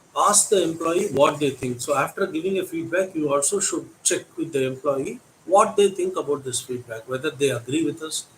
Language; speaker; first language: English; non-native, local second language; Tamil